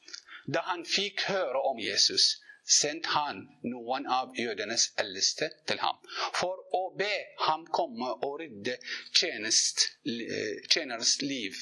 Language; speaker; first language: Norwegian; non-native, learner; Arabic